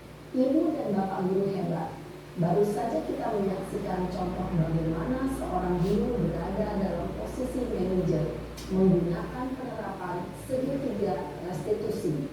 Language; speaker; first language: Indonesian; native; Indonesian